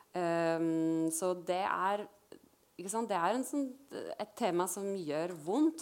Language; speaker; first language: Norwegian; non-native, fluent; Polish